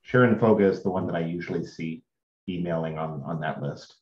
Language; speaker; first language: English; native; English